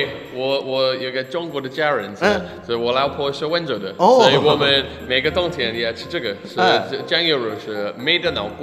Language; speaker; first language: Chinese; non-native, fluent; English